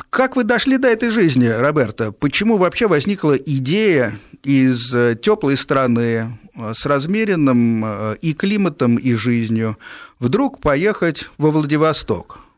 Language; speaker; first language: Russian; native; Russian